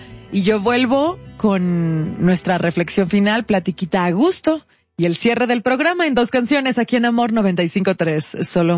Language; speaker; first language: Spanish; native; Spanish